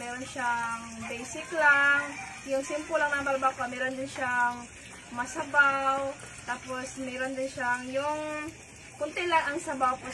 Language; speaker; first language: Filipino; non-native, local second language; Cebuano